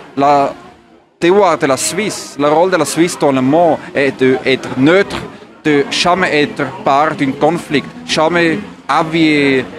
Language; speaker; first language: French; non-native, learner; German